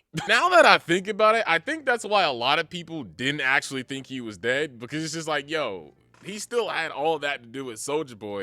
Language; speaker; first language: English; native; English